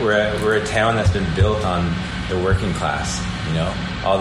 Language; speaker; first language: English; native; English